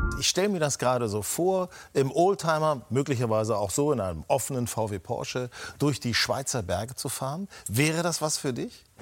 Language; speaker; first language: German; native; German